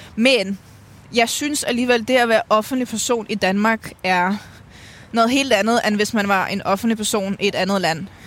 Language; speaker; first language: Danish; early bilingual, other home language; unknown